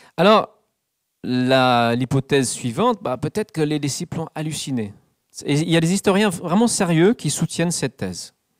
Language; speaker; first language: French; non-native, fluent; English